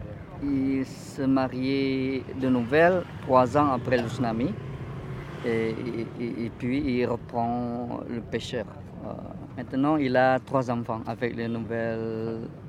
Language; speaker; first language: French; non-native, learner; Indonesian